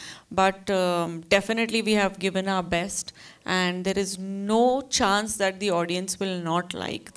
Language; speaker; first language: Telugu; non-native, fluent; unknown